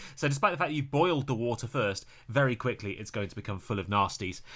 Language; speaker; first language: English; native; English